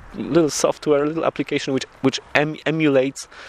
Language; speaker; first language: English; non-native, learner; Polish